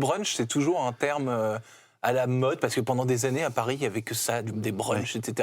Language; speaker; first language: French; native; French